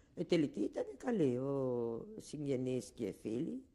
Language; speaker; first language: Greek; non-native, local second language; Ladino